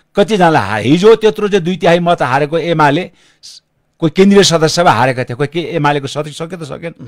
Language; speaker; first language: Nepali; non-native, local second language; Sherpa